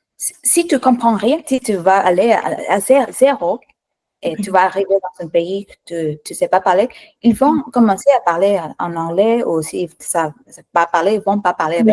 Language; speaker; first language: French; non-native, learner; Thai